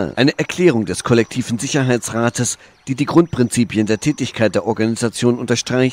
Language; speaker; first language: German; native; German